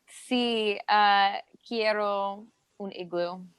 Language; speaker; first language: Spanish; non-native, learner; English